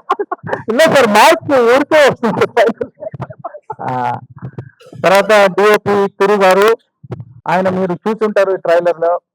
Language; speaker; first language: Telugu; non-native, fluent; Tamil